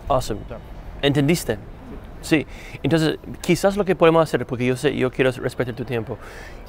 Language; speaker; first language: Spanish; non-native, fluent; English